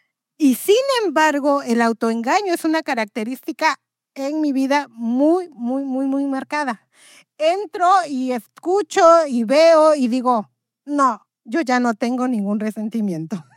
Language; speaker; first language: Spanish; native; Spanish